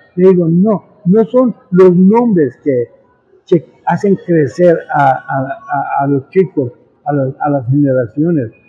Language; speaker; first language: Spanish; non-native, fluent; Persian